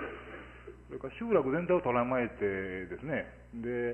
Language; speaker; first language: Japanese; native; Japanese